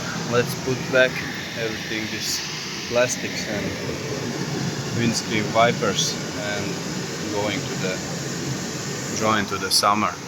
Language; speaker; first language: English; non-native, learner; Latvian